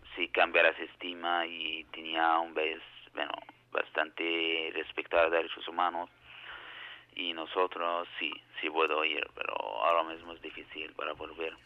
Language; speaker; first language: Spanish; non-native, learner; Arabic